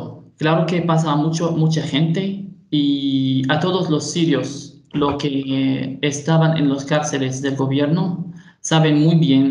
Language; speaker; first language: Spanish; non-native, fluent; Arabic